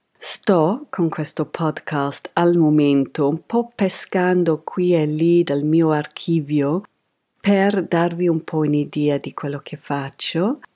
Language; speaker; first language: Italian; non-native, fluent; English